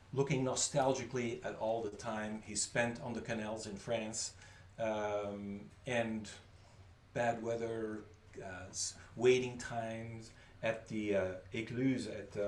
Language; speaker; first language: English; non-native, fluent; French